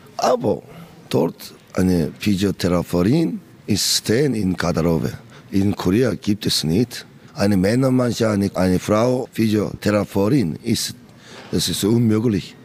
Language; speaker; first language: German; non-native, learner; Korean